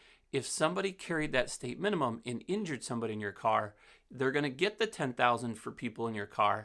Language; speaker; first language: English; native; English